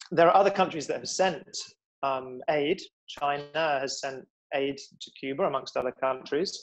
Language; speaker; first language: English; native; English